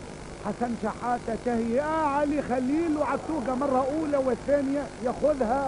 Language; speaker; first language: Arabic; native; Arabic